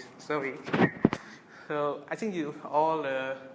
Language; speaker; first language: English; non-native, fluent; Khmer